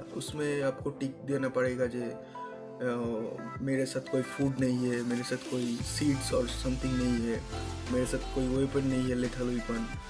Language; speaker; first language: Hindi; non-native, local second language; Bangla